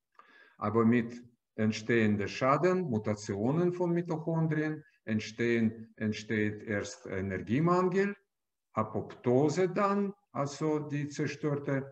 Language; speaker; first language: German; non-native, fluent; Russian